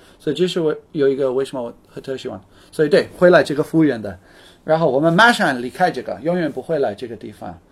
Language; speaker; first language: Chinese; non-native, fluent; English